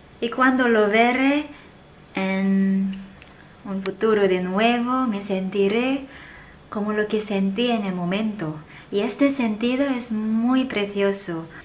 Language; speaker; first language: Spanish; non-native, fluent; Indonesian